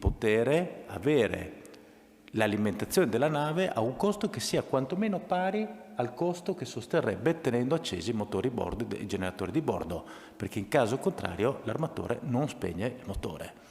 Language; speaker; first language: Italian; native; Italian